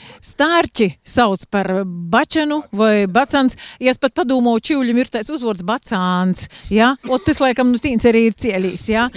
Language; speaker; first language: Latvian; native; Latvian